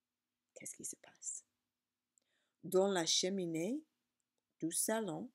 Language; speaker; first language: French; non-native, learner; English